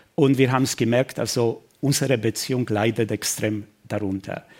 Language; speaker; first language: German; non-native, fluent; Polish